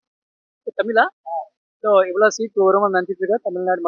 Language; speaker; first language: Tamil; non-native, fluent; Telugu